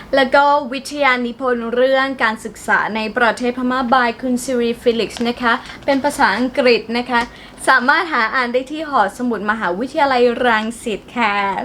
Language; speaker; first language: Thai; non-native, fluent; Burmese